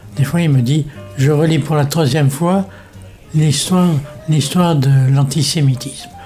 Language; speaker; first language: French; native; French